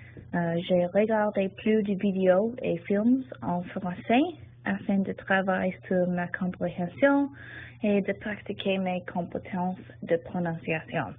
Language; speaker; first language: French; non-native, learner; English